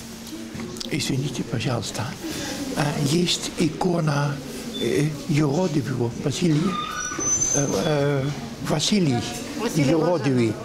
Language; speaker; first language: Russian; non-native, fluent; Dutch